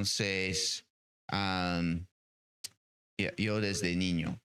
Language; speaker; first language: Spanish; non-native, fluent; English